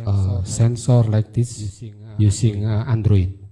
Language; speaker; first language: English; non-native, learner; Indonesian